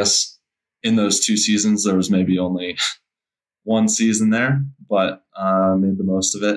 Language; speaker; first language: English; native; English